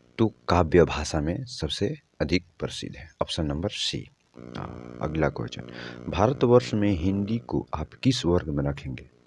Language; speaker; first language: Hindi; native; Hindi